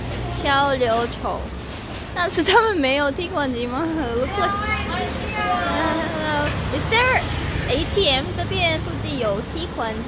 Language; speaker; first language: Chinese; non-native, learner; Korean